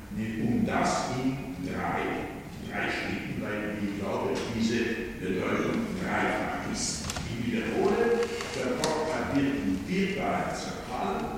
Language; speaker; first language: German; non-native, fluent; Polish